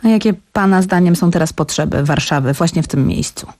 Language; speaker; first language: Polish; native; Polish